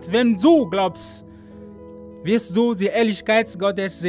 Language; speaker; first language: German; non-native, learner; Ewe